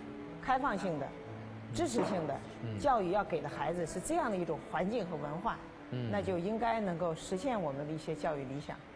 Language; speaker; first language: Chinese; native; Chinese